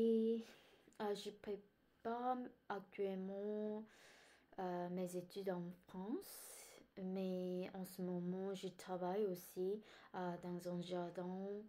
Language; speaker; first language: French; non-native, learner; Korean